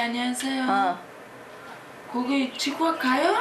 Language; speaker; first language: Korean; non-native, learner; Uzbek